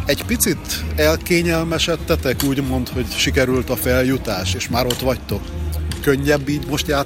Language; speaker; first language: Hungarian; native; Hungarian